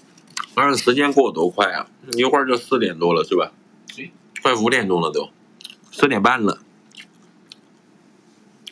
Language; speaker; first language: Chinese; native; Chinese